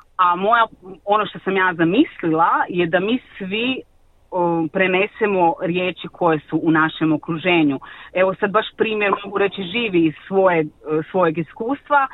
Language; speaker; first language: Croatian; native; Croatian